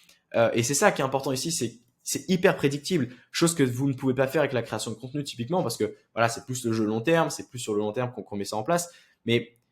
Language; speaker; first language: French; native; French